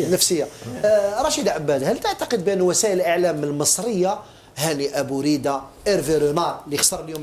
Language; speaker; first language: Arabic; native; Arabic